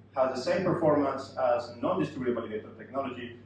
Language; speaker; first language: English; non-native, fluent; Spanish